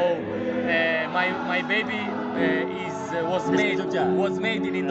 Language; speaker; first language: English; non-native, fluent; Ukrainian